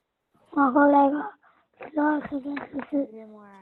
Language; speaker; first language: Chinese; early bilingual, heritage; Chinese